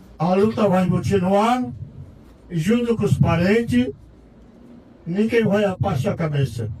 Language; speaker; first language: Portuguese; non-native, local second language; Yanomámi